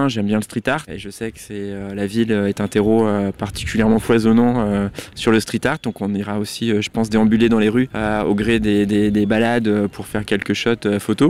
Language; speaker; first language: French; native; French